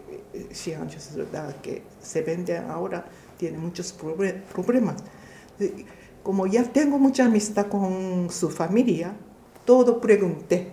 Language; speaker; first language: Spanish; non-native, fluent; Japanese